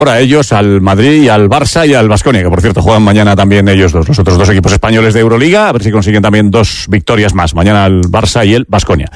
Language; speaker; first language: Spanish; native; Spanish